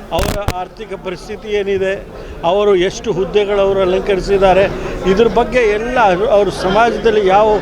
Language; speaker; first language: Kannada; non-native, local second language; Lambadi